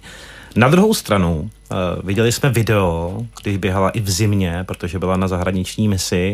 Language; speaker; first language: Czech; native; Czech